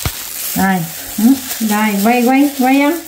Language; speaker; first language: Vietnamese; native; Vietnamese